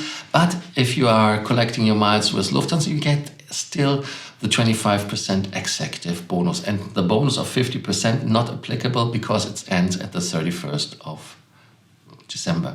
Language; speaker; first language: English; non-native, fluent; German